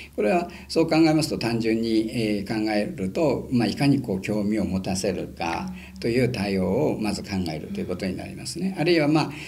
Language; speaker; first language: Japanese; native; Japanese